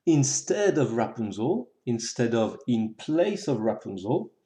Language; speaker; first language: English; non-native, fluent; French